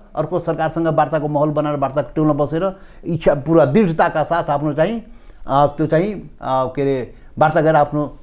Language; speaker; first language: Nepali; non-native, local second language; Maithili